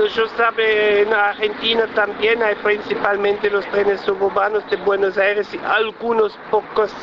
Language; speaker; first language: Spanish; non-native, learner; Swiss German